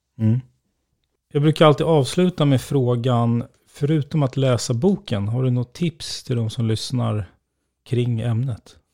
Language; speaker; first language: Swedish; native; Swedish